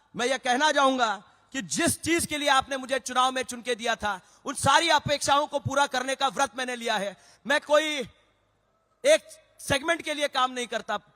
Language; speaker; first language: Hindi; non-native, local second language; Marathi